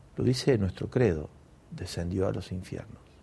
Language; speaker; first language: Spanish; native; Spanish